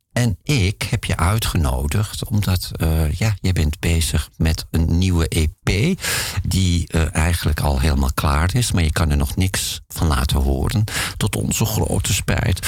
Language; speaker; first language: Dutch; native; Dutch